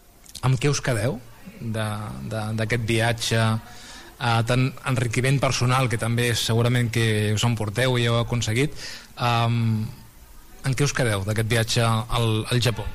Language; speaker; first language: Catalan; native; Catalan